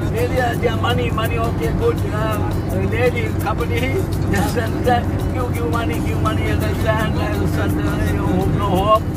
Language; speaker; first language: English; non-native, learner; Sinhala